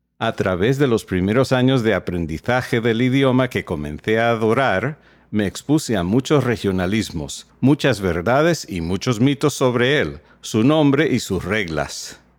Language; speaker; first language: Spanish; non-native, fluent; English